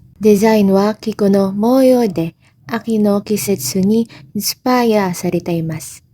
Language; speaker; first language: Japanese; non-native, learner; Filipino